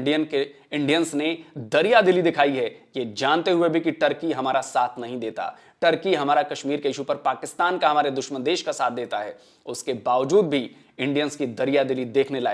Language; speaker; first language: Hindi; native; Hindi